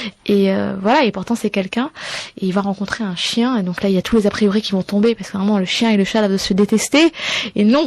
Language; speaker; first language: French; native; French